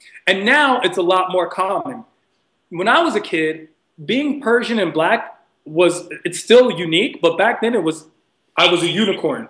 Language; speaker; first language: English; early bilingual, other home language; Persian